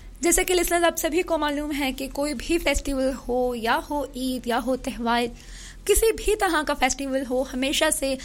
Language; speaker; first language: Urdu; early bilingual, heritage; Urdu